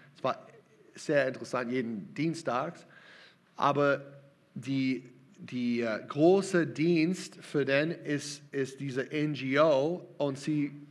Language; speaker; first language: German; non-native, learner; English